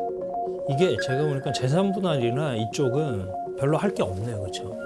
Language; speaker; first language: Korean; native; Korean